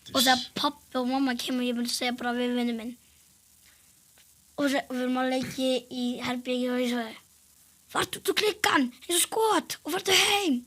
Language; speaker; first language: Icelandic; early bilingual, other home language; Portuguese